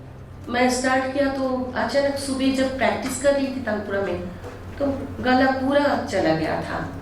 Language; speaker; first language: Hindi; non-native, local second language; Bangla